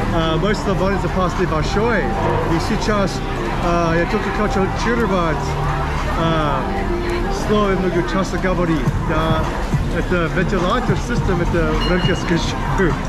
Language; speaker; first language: Russian; non-native, learner; English